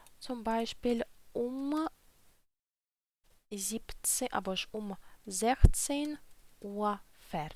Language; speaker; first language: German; non-native, fluent; Ukrainian